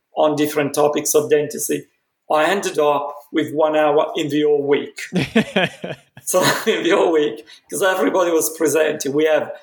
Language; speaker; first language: English; non-native, fluent; Italian